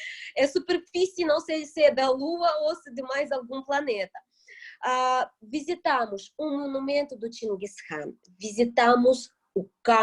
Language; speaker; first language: Portuguese; non-native, fluent; Russian